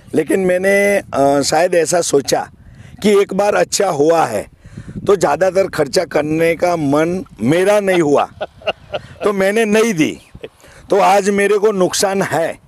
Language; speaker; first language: Hindi; non-native, local second language; Gujarati